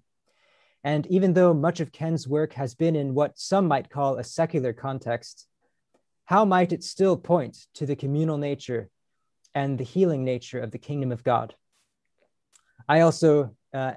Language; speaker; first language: English; native; English